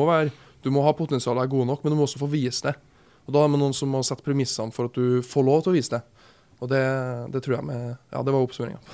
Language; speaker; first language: Norwegian; native; Norwegian